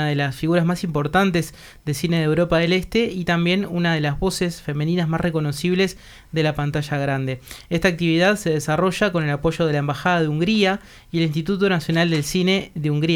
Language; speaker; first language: Spanish; native; Spanish